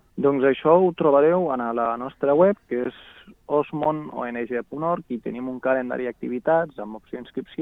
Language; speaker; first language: Catalan; native; Catalan